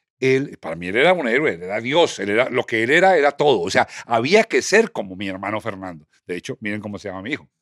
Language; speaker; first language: Spanish; native; Spanish